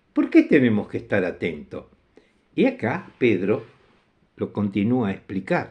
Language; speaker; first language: Spanish; non-native, fluent; Italian